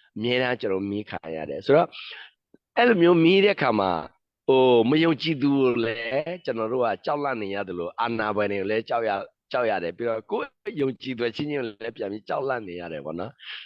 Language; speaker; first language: Burmese; non-native, local second language; S'gaw Karen